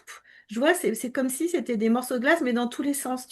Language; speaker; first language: French; native; French